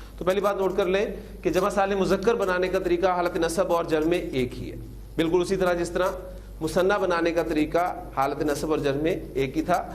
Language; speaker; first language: Urdu; native; Urdu